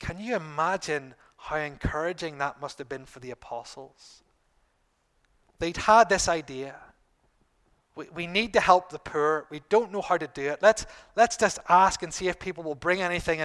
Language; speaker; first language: English; native; English